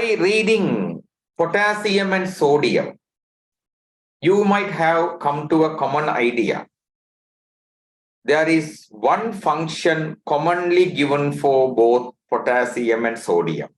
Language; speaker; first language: English; non-native, local second language; Tamil